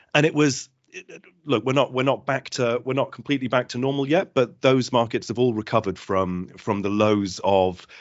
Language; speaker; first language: English; native; English